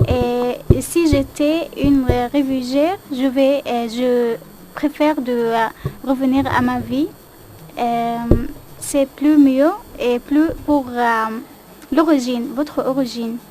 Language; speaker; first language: French; non-native, learner; Arabic